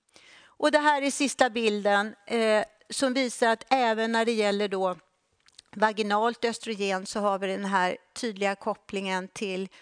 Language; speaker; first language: Swedish; native; Swedish